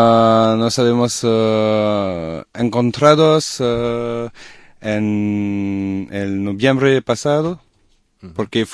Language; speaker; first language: Spanish; non-native, learner; French